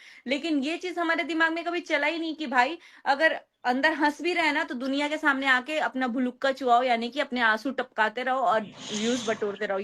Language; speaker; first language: Hindi; native; Hindi